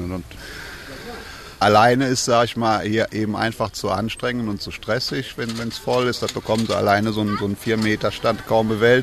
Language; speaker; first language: German; native; German